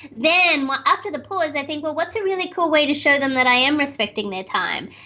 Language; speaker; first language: English; native; English